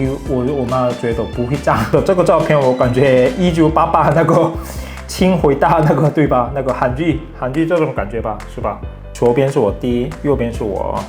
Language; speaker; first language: Chinese; non-native, fluent; Korean